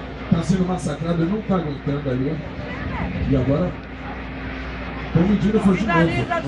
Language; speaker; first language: Portuguese; native; Portuguese